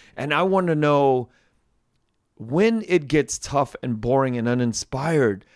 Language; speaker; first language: English; native; English